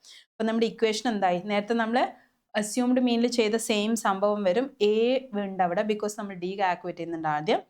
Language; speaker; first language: Malayalam; native; Malayalam